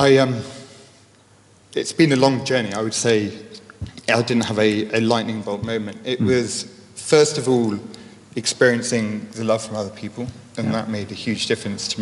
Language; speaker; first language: English; native; English